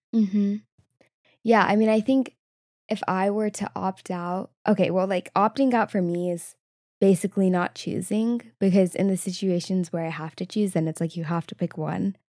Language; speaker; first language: English; native; English